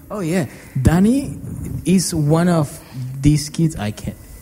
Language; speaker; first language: English; non-native, learner; Spanish